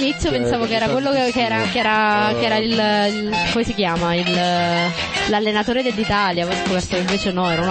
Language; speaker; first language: Italian; native; Italian